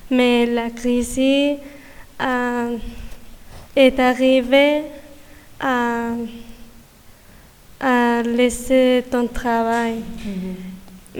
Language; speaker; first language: French; non-native, learner; Spanish